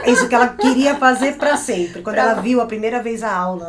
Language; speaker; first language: Portuguese; native; Portuguese